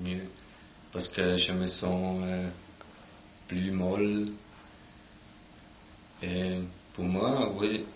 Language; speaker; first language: French; non-native, local second language; German